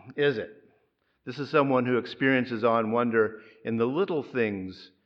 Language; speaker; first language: English; native; English